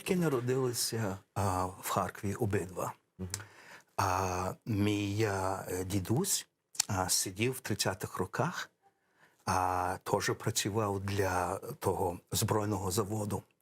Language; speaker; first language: Ukrainian; early bilingual, heritage; English